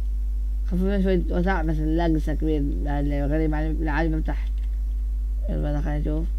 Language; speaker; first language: Arabic; native; Arabic